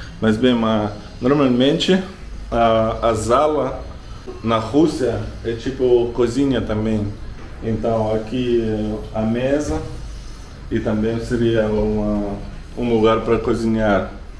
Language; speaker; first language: Portuguese; non-native, learner; Russian